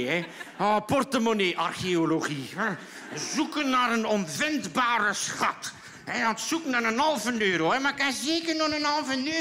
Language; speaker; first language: Dutch; native; Dutch